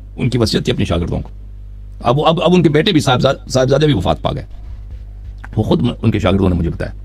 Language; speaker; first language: Urdu; non-native, fluent; Persian